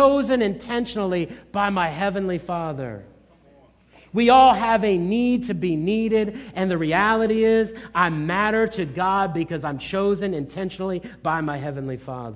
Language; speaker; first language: English; native; English